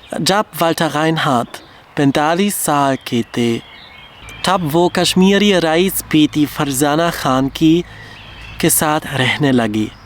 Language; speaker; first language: Hindi; non-native, learner; German